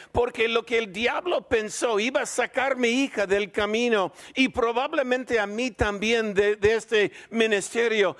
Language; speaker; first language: Spanish; non-native, fluent; English